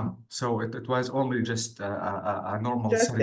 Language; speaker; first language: English; non-native, fluent; Arabic